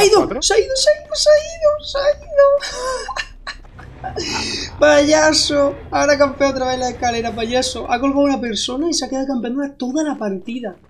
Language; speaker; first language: Spanish; native; Spanish